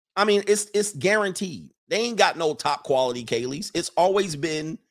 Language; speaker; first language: English; native; English